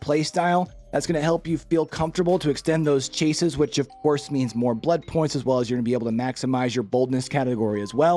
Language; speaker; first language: English; native; English